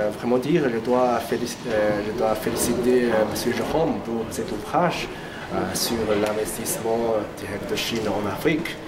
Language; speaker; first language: French; non-native, fluent; Chinese